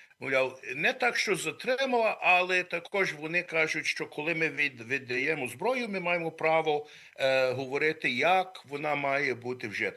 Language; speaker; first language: Ukrainian; early bilingual, heritage; Ukrainian